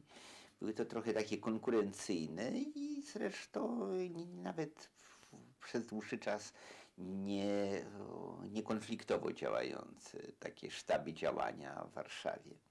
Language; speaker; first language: Polish; native; Polish